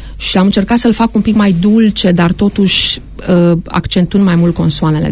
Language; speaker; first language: Romanian; native; Romanian